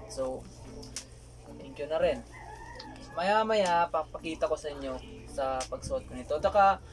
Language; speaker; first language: Filipino; non-native, local second language; Cebuano